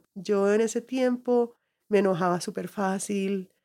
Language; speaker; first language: Spanish; early bilingual, heritage; Spanish